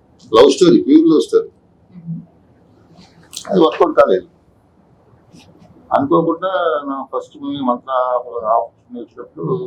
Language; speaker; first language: Telugu; native; Telugu